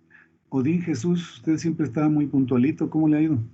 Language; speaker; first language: Spanish; native; Spanish